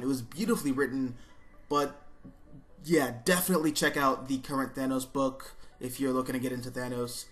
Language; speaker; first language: English; native; English